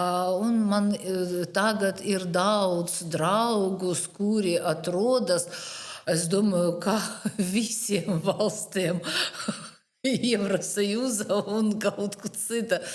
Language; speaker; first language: Latvian; non-native, learner; Russian